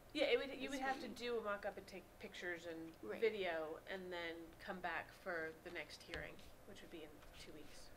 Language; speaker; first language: English; native; English